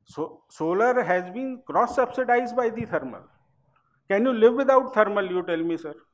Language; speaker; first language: English; non-native, local second language; Hindi